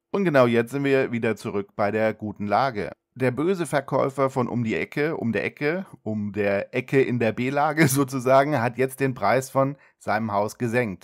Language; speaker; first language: German; native; German